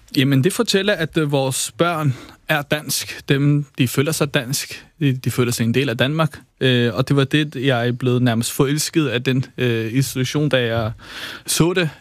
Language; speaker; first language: Danish; early bilingual, other home language; Kurdish